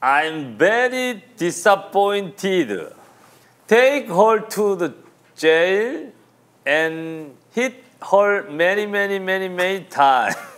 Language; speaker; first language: English; non-native, learner; Korean